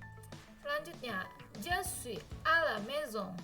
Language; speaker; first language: French; non-native, fluent; Indonesian